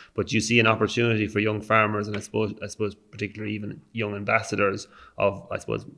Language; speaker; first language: English; native; English